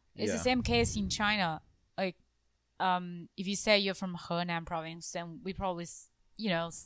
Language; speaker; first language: English; non-native, fluent; Chinese